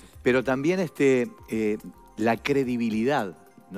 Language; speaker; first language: Spanish; native; Spanish